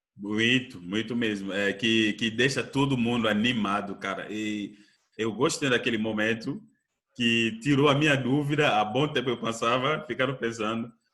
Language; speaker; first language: Portuguese; non-native, fluent; French